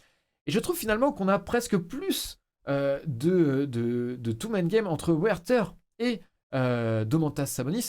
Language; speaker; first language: French; native; French